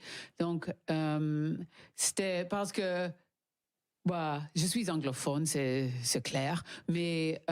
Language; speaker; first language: French; non-native, learner; English